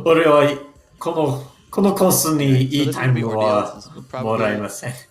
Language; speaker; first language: Japanese; non-native, learner; English